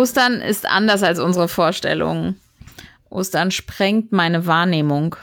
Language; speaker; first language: German; native; German